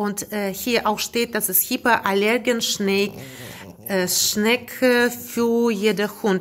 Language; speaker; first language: German; non-native, learner; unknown